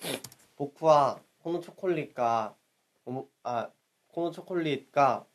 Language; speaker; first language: Japanese; non-native, learner; Korean